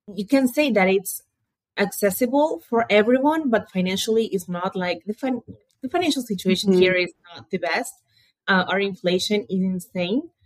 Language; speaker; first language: English; early bilingual, other home language; Portuguese